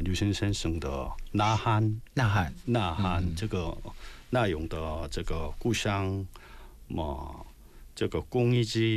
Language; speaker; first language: Chinese; non-native, learner; Korean